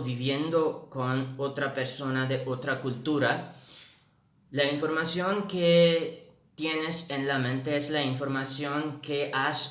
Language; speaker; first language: Spanish; non-native, fluent; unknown